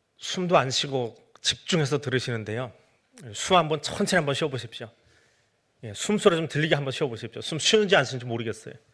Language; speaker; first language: Korean; native; Korean